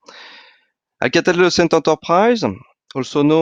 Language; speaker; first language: English; non-native, fluent; French